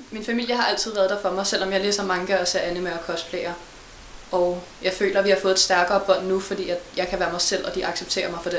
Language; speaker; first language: Danish; native; Danish